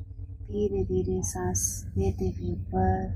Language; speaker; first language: Hindi; native; Hindi